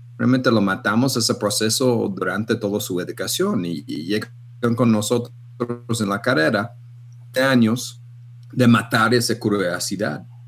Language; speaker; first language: Spanish; non-native, fluent; English